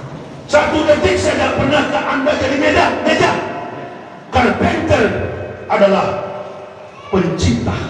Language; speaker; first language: Indonesian; native; Indonesian